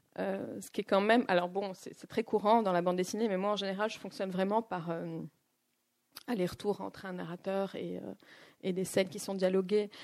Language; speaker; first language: French; non-native, local second language; Arabic